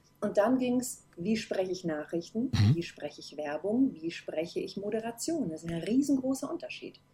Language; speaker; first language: German; native; German